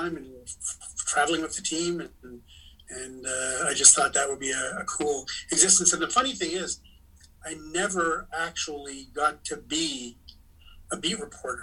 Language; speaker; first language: English; native; English